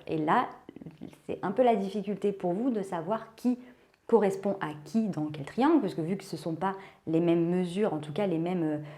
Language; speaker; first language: French; native; French